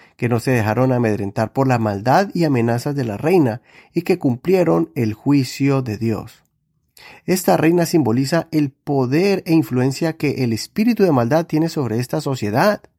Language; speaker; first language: Spanish; native; Spanish